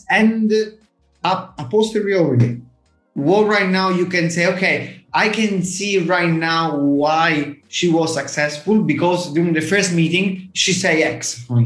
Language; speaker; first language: English; non-native, fluent; Italian